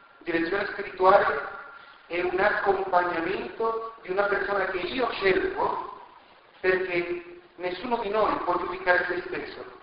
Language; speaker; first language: Italian; non-native, fluent; Spanish